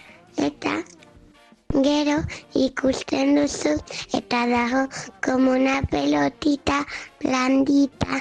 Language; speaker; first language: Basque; non-native, local second language; Spanish